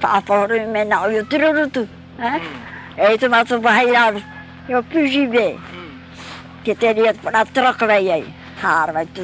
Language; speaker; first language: French; non-native, local second language; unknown